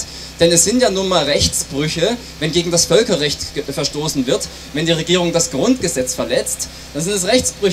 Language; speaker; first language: German; native; German